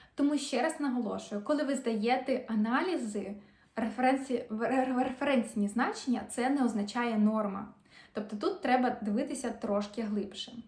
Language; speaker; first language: Ukrainian; non-native, local second language; Russian